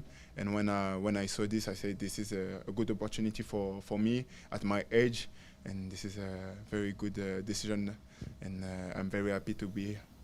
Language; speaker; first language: English; non-native, learner; French